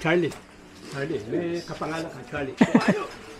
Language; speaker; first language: Filipino; non-native, local second language; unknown